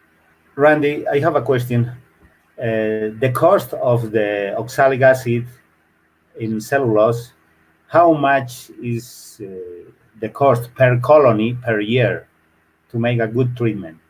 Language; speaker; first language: English; non-native, learner; Spanish